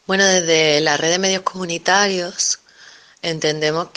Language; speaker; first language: Spanish; native; Spanish